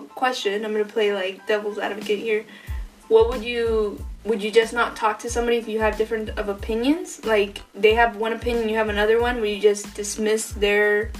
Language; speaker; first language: English; early bilingual, other home language; Spanish